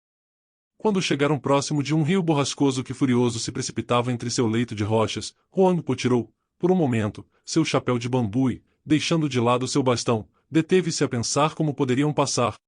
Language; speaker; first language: Portuguese; native; Portuguese